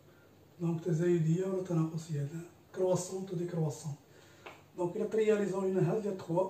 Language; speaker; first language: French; non-native, local second language; Arabic